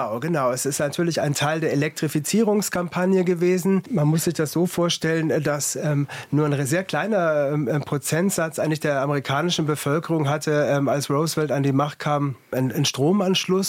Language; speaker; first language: German; native; German